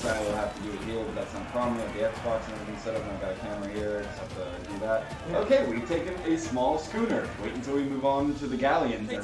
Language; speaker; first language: English; native; English